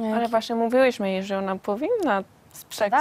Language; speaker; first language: Polish; non-native, learner; Spanish